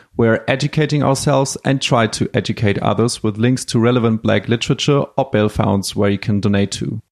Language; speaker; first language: English; non-native, fluent; German